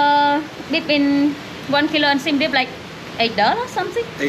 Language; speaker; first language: English; non-native, learner; Khmer